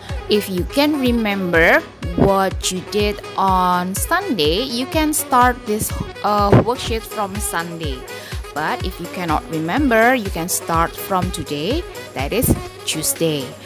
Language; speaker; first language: English; non-native, fluent; Indonesian